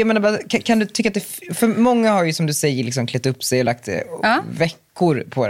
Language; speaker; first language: Swedish; native; Swedish